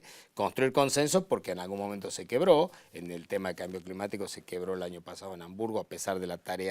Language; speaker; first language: Spanish; native; Spanish